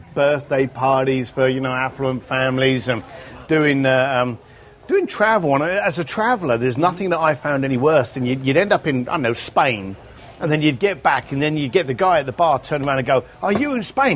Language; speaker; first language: English; native; English